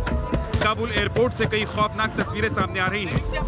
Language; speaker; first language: Hindi; native; Hindi